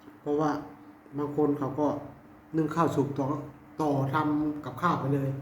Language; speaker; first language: Thai; non-native, local second language; Lao